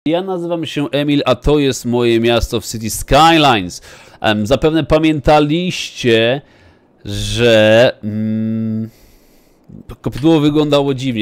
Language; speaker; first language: Polish; native; Polish